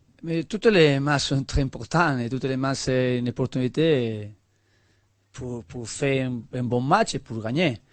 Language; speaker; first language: French; non-native, learner; Spanish